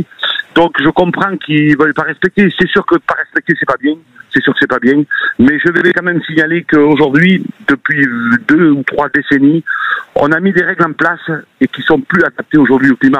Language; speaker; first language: French; native; French